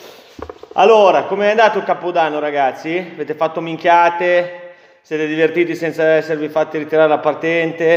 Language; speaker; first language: Italian; native; Italian